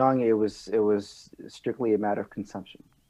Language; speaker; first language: English; non-native, fluent; French